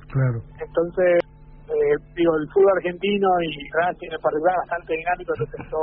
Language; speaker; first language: Spanish; native; Spanish